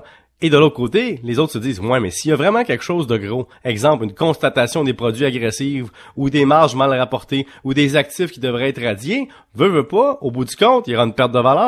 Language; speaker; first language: French; native; French